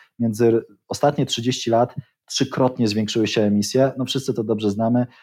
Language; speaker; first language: Polish; native; Polish